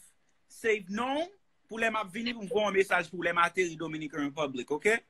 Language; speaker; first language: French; non-native, learner; Haitian Creole